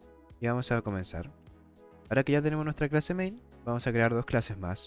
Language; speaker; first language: Spanish; native; Spanish